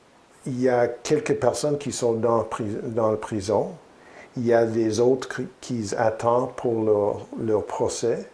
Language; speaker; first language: French; non-native, learner; English